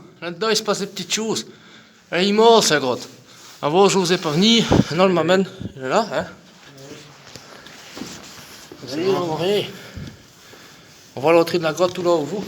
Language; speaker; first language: French; native; French